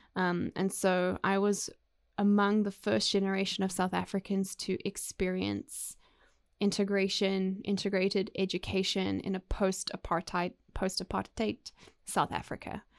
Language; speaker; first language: English; native; English